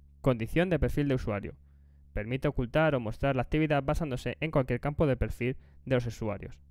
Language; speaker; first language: Spanish; native; Spanish